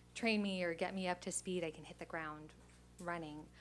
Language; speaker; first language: English; native; English